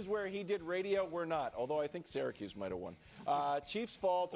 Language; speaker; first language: English; native; English